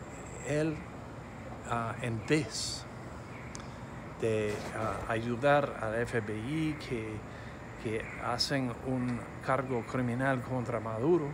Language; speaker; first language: Spanish; non-native, fluent; English